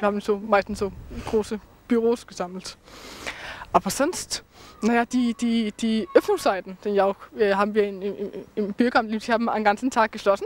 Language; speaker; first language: German; non-native, fluent; Danish